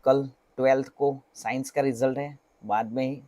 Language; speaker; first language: Hindi; non-native, local second language; Gujarati